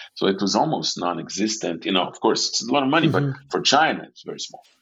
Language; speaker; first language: English; non-native, fluent; Portuguese